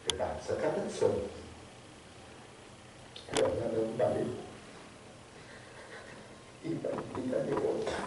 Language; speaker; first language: Hebrew; non-native, fluent; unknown